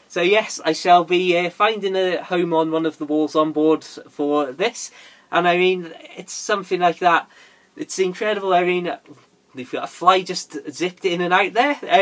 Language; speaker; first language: English; native; English